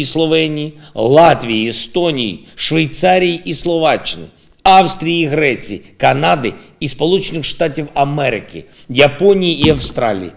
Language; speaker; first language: Ukrainian; non-native, local second language; Russian